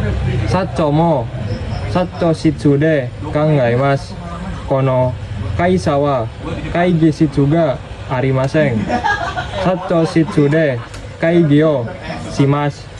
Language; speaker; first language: Japanese; non-native, learner; Indonesian